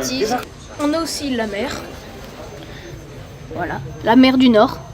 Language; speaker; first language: French; native; French